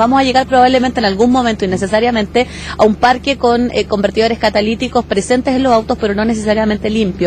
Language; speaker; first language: Spanish; native; Spanish